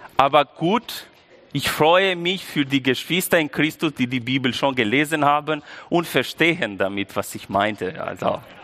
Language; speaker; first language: German; non-native, fluent; Albanian